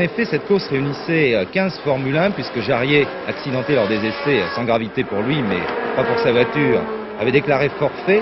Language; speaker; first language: French; native; French